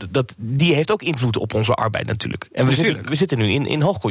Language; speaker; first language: Dutch; native; Dutch